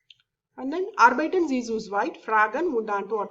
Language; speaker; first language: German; non-native, learner; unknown